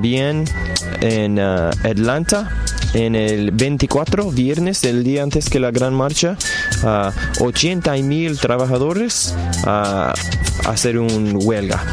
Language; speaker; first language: Spanish; non-native, learner; English